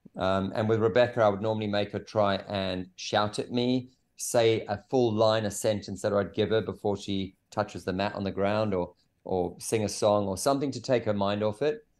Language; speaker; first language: English; native; English